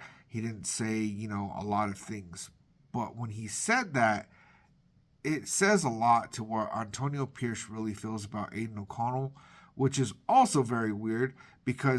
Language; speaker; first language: English; native; English